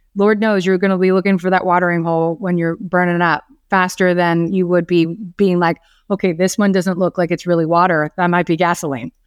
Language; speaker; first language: English; native; English